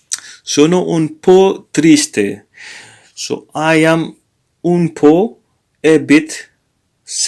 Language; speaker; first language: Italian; non-native, learner; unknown